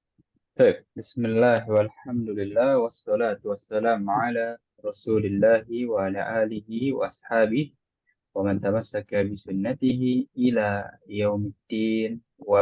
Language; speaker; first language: Arabic; non-native, fluent; Indonesian